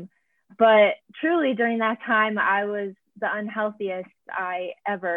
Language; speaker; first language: English; native; English